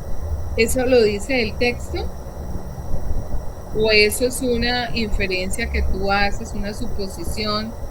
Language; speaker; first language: Spanish; native; Spanish